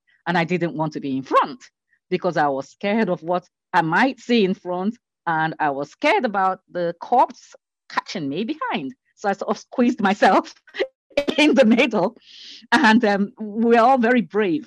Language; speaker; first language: English; non-native, local second language; Igbo